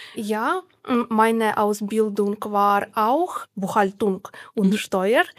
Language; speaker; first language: German; non-native, learner; Ukrainian